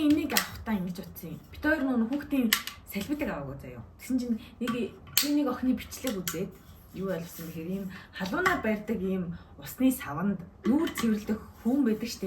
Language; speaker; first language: Mongolian; native; Mongolian